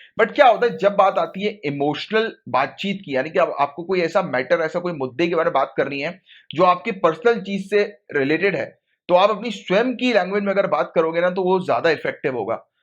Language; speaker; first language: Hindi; native; Hindi